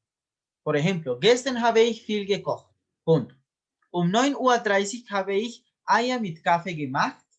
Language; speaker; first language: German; non-native, learner; Spanish